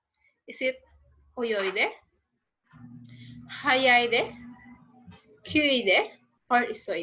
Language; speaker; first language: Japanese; non-native, fluent; Filipino